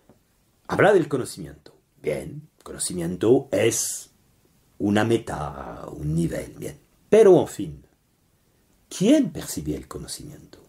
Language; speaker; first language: Spanish; non-native, learner; French